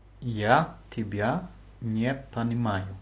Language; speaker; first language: Russian; non-native, learner; German